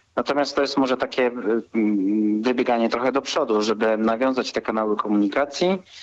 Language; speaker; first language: Polish; native; Polish